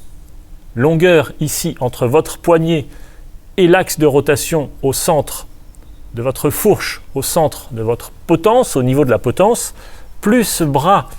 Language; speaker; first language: French; native; French